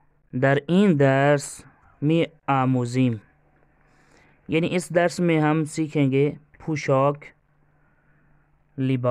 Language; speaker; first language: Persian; non-native, fluent; Urdu